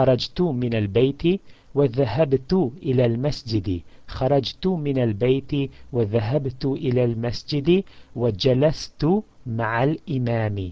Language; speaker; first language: Arabic; non-native, fluent; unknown